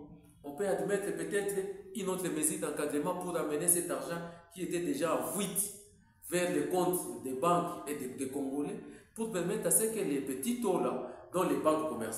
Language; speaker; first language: French; non-native, local second language; Swahili